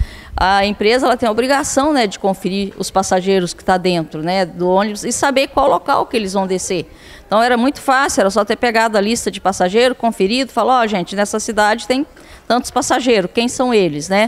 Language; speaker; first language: Portuguese; native; Portuguese